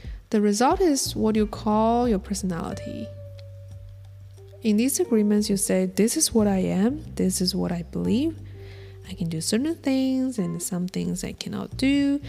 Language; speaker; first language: English; non-native, fluent; Chinese